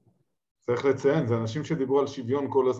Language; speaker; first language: Hebrew; native; Hebrew